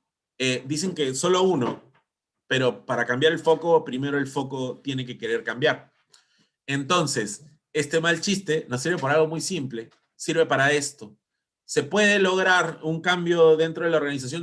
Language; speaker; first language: Spanish; native; Spanish